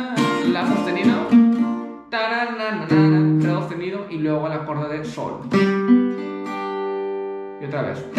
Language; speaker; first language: Spanish; native; Spanish